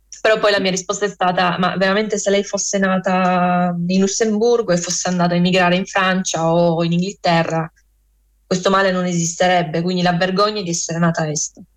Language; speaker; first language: Italian; early bilingual, other home language; Romanian